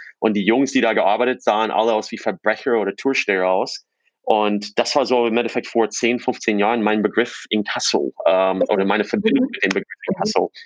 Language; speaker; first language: German; non-native, fluent; English